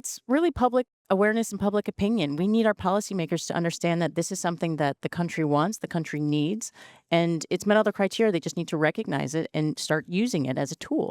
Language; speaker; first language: English; native; English